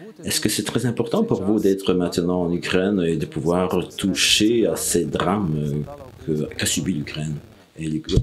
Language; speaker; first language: French; non-native, fluent; Ukrainian